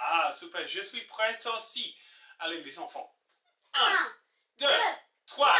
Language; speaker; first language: French; non-native, fluent; English